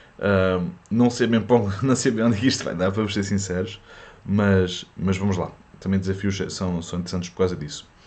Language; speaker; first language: Portuguese; early bilingual, other home language; French